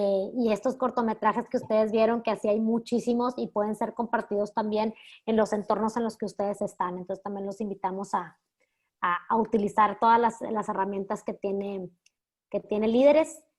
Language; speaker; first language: Spanish; native; Spanish